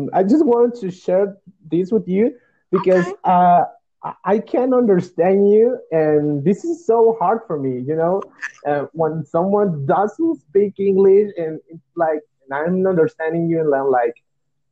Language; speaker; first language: English; non-native, learner; Spanish